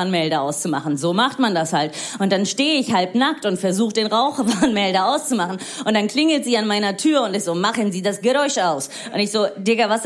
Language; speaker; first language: German; non-native, fluent; Italian